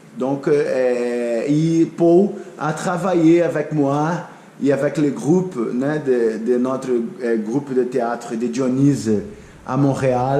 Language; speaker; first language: French; non-native, learner; Portuguese